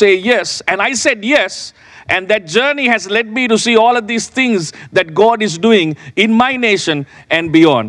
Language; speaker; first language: English; non-native, local second language; Sinhala